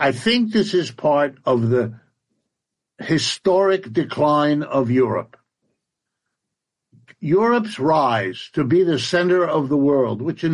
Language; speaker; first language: English; early bilingual, other home language; German